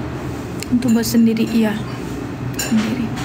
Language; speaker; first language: Indonesian; non-native, fluent; Turkish